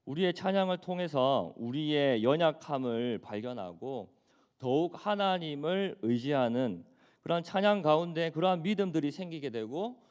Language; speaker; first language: Korean; native; Korean